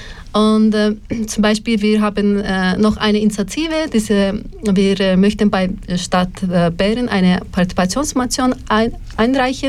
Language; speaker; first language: German; non-native, learner; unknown